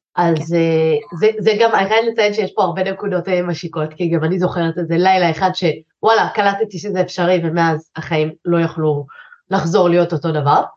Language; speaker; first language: Hebrew; native; Hebrew